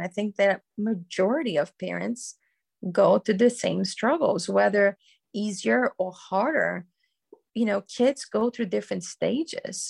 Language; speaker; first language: English; non-native, fluent; Portuguese